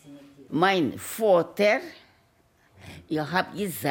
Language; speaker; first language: German; non-native, learner; Yiddish